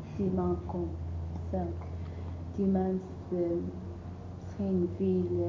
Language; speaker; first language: Dutch; non-native, learner; Arabic